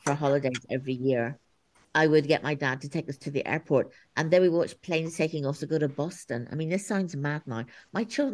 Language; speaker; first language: English; native; English